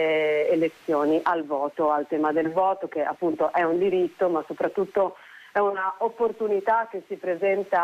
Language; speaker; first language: Italian; native; Italian